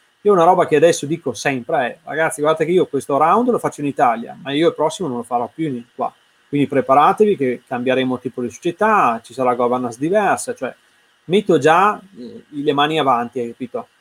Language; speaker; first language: Italian; native; Italian